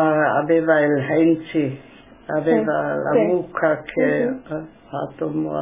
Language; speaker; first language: Italian; non-native, local second language; German